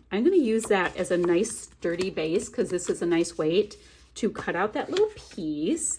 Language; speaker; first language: English; native; English